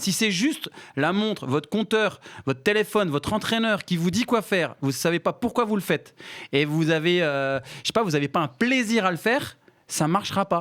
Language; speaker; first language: French; native; French